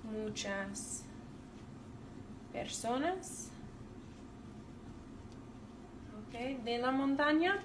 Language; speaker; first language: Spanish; non-native, fluent; English